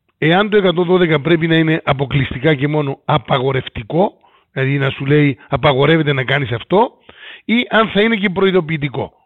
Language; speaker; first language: Greek; native; Greek